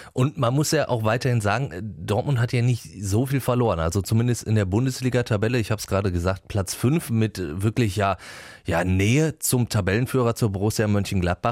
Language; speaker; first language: German; native; German